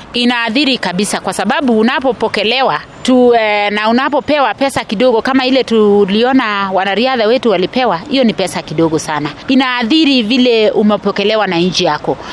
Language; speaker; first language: Swahili; non-native, local second language; Kalenjin